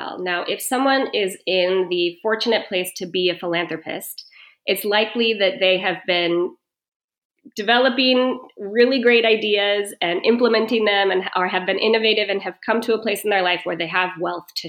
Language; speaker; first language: English; native; English